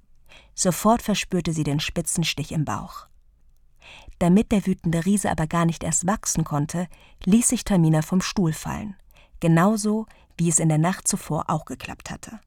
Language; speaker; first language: German; native; German